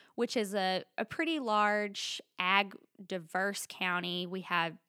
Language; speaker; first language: English; native; English